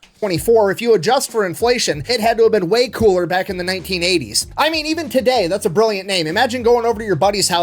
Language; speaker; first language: English; native; English